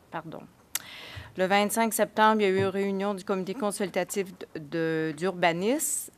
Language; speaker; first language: French; native; French